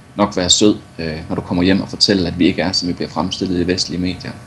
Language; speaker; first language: Danish; native; Danish